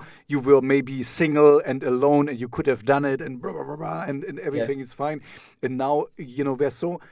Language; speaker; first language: English; non-native, fluent; German